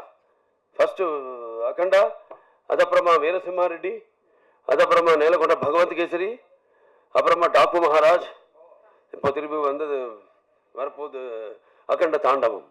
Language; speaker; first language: Tamil; non-native, learner; Telugu